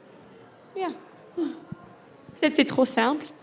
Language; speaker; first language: French; non-native, local second language; English